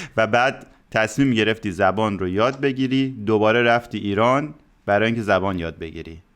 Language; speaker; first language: Persian; native; Persian